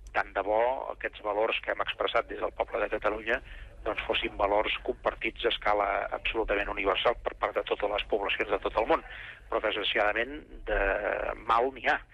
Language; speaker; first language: Catalan; native; Catalan